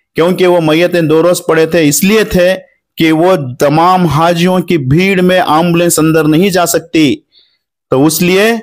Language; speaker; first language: Urdu; native; Urdu